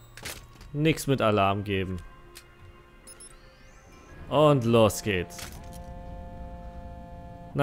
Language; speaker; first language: German; native; German